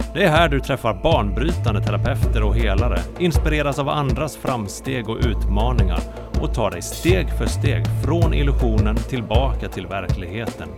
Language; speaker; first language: Swedish; native; Swedish